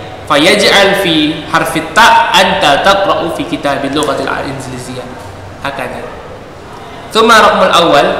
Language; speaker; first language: Arabic; non-native, fluent; Indonesian